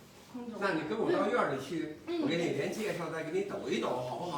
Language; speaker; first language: Chinese; native; Chinese